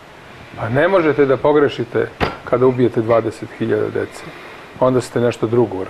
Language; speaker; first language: Croatian; native; Croatian